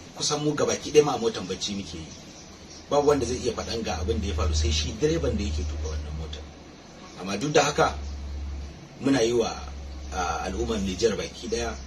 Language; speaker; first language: Hausa; native; Hausa